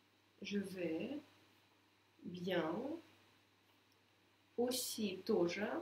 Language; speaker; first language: French; non-native, fluent; Russian